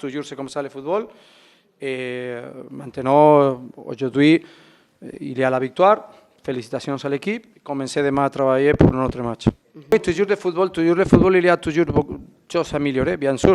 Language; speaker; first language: French; non-native, fluent; Spanish